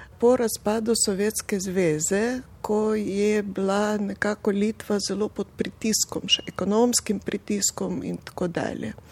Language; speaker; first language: Slovenian; non-native, fluent; Russian